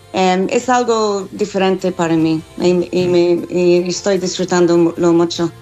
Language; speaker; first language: Spanish; non-native, fluent; English